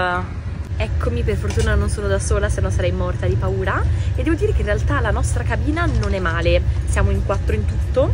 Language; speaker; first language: Italian; native; Italian